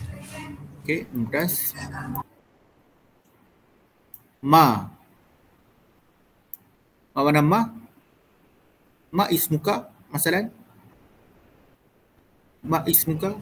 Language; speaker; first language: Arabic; non-native, fluent; Malay